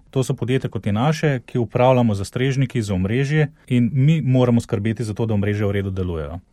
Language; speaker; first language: Slovenian; native; Slovenian